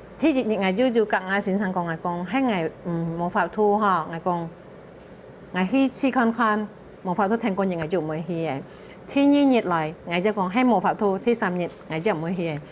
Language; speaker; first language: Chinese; early bilingual, heritage; Hakka Chinese